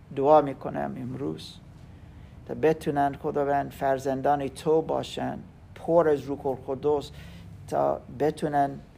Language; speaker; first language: Persian; non-native, learner; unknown